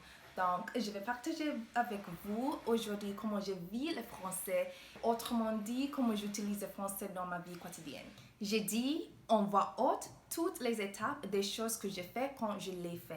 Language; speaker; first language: French; non-native, learner; English